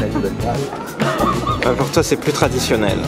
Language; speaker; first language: French; native; French